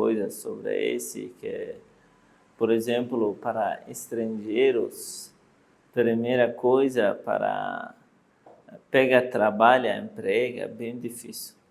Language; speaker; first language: Portuguese; non-native, learner; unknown